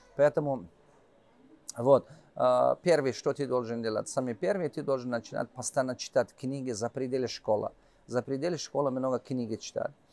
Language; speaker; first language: Russian; non-native, local second language; Tajik